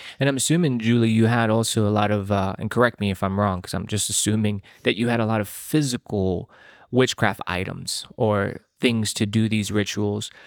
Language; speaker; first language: English; native; English